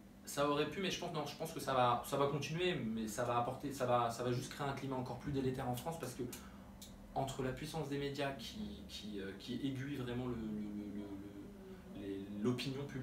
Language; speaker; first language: French; early bilingual, other home language; Arabic